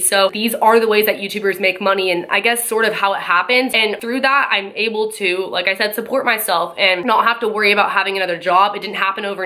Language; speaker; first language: English; native; English